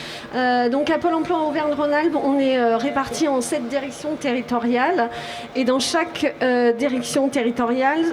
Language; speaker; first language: French; native; French